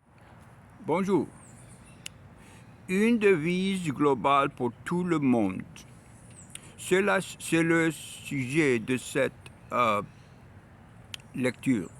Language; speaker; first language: French; non-native, learner; Arabic